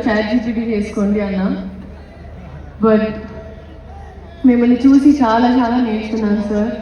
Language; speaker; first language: Telugu; non-native, fluent; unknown